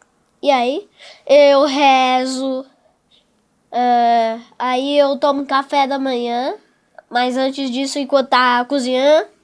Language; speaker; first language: Portuguese; non-native, local second language; English